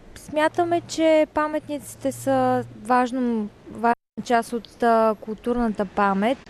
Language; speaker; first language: Bulgarian; native; Bulgarian